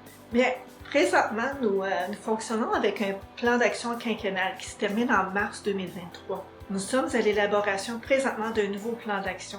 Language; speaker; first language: French; native; French